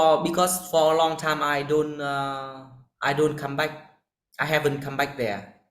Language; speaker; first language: English; non-native, learner; Vietnamese